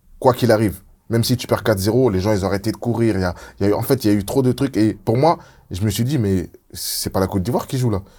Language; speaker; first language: French; early bilingual, other home language; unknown